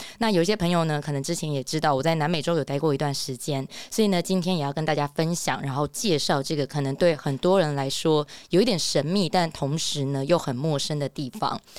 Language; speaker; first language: Chinese; native; Chinese